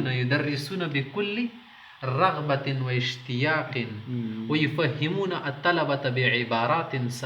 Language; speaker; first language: Arabic; non-native, fluent; Urdu